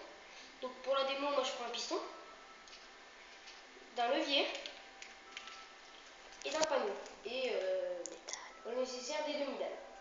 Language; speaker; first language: French; native; French